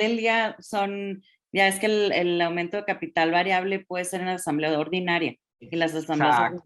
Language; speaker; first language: Spanish; native; Spanish